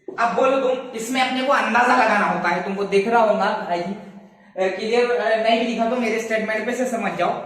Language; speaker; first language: Hindi; native; Hindi